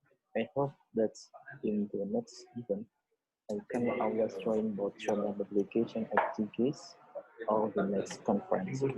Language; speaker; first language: English; non-native, learner; Indonesian